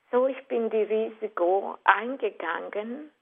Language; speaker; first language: German; non-native, fluent; Hungarian